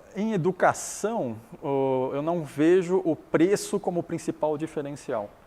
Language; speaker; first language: Portuguese; early bilingual, other home language; Chinese